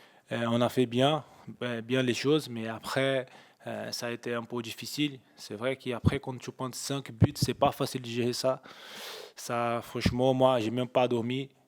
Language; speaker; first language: French; non-native, fluent; Portuguese